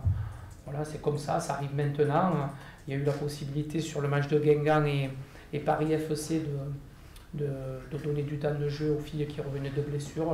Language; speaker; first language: French; native; French